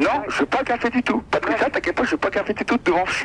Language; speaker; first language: French; native; French